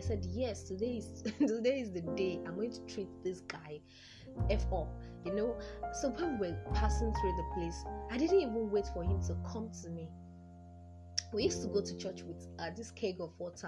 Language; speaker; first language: English; non-native, local second language; Yoruba